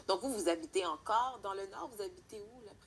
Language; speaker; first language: French; native; French